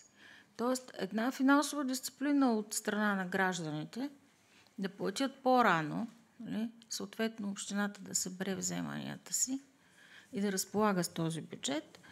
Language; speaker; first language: Bulgarian; native; Bulgarian